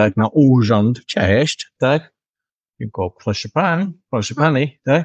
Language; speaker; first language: Polish; non-native, learner; English